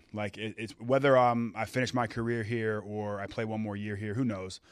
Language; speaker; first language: English; native; English